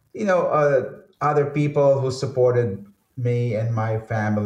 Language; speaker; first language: English; non-native, local second language; Filipino